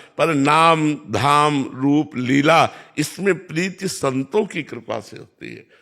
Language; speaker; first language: Hindi; native; Hindi